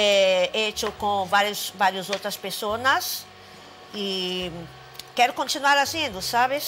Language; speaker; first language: Spanish; non-native, fluent; Portuguese